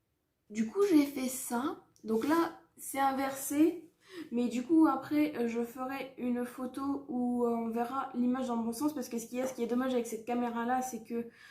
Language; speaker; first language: French; native; French